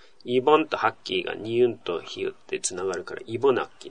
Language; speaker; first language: Korean; non-native, fluent; Japanese